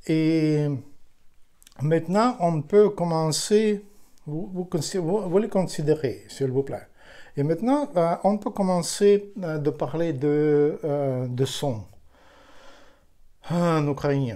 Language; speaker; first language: French; non-native, fluent; Ukrainian